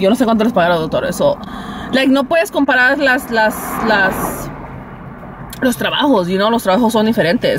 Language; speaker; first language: Spanish; early bilingual, heritage; Spanish